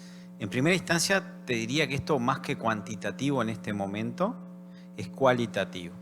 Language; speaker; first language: Spanish; native; Spanish